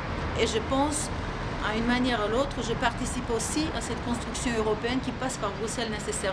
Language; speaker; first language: French; non-native, fluent; Serbian